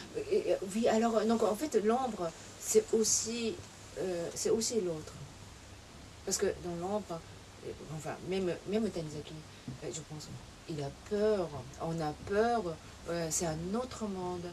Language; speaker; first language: French; non-native, fluent; Japanese